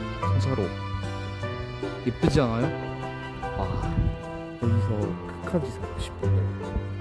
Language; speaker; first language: Korean; non-native, learner; French